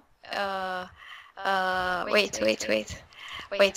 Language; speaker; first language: English; non-native, fluent; Arabic